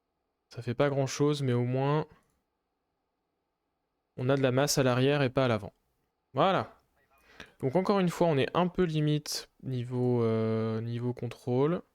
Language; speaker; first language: French; native; French